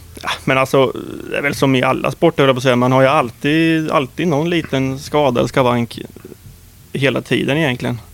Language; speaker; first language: Swedish; native; Swedish